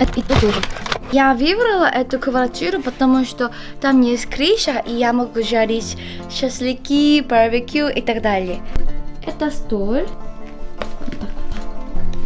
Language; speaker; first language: Russian; non-native, learner; Korean